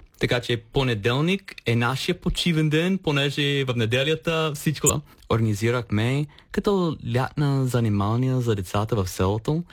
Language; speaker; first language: Bulgarian; non-native, fluent; English